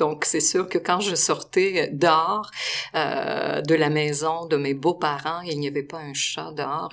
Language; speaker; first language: French; non-native, fluent; Russian